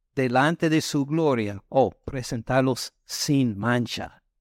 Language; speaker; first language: Spanish; non-native, fluent; English